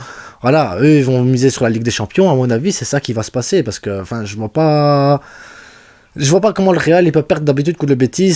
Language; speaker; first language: French; native; French